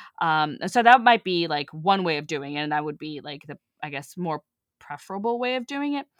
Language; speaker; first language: English; early bilingual, other home language; Urdu